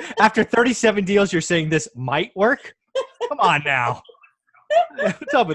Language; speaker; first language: English; native; English